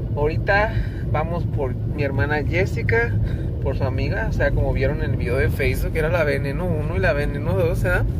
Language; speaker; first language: Spanish; early bilingual, heritage; Spanish